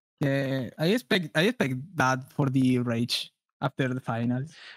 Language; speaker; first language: English; non-native, learner; Spanish